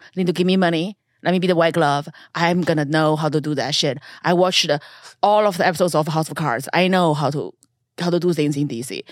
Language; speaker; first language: English; non-native, fluent; Chinese